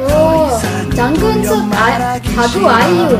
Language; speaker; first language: Korean; non-native, learner; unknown